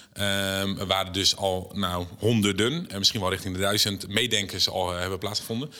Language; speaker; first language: Dutch; native; Dutch